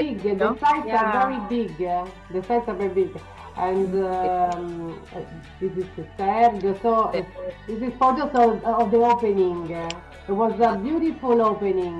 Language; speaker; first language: English; non-native, learner; Italian